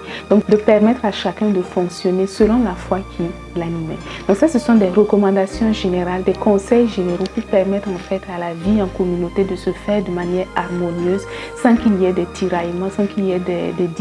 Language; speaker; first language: French; native; French